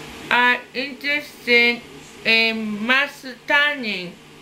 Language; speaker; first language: English; non-native, learner; Japanese